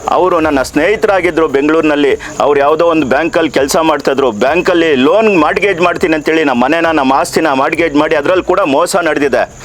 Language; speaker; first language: Kannada; native; Kannada